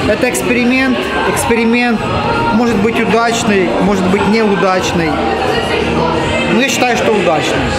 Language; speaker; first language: Russian; native; Russian